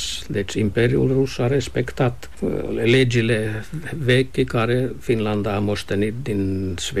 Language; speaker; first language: Romanian; non-native, fluent; Finnish